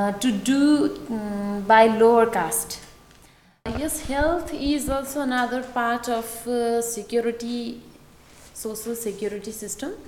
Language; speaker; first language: English; non-native, fluent; Nepali